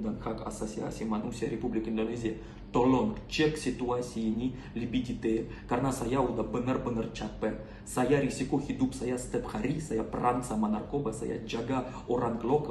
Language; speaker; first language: Indonesian; non-native, learner; Russian